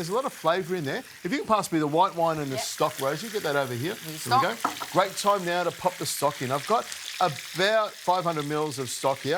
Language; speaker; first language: English; native; English